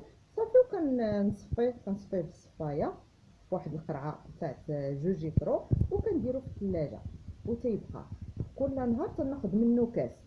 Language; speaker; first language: Arabic; native; Arabic